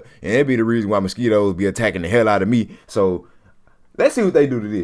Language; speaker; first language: English; native; English